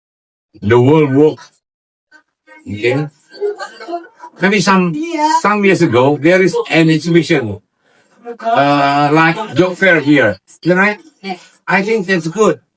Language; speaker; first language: English; non-native, learner; Indonesian